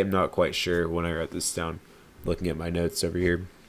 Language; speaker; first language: English; native; English